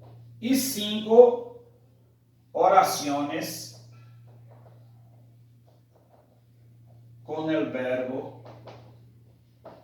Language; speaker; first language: Spanish; non-native, fluent; Portuguese